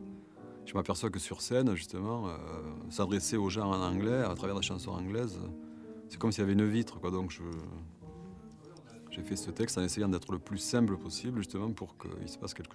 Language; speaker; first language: French; native; French